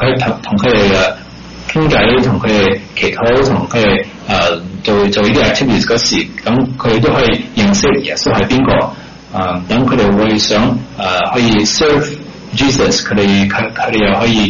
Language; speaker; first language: Chinese; early bilingual, heritage; Cantonese